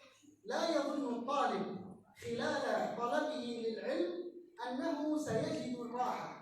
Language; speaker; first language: Arabic; native; Arabic